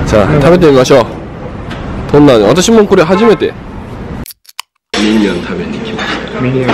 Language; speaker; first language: Japanese; non-native, fluent; Korean